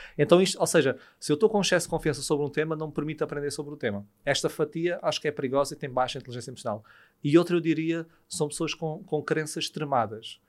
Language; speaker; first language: Portuguese; native; Portuguese